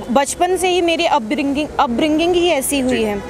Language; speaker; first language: Hindi; native; Hindi